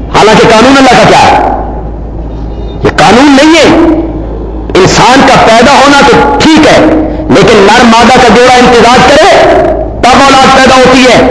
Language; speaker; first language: Urdu; non-native, local second language; Punjabi